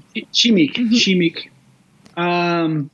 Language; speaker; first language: French; non-native, learner; English